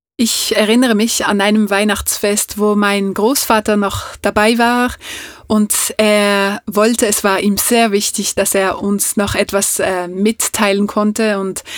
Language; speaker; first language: German; non-native, fluent; French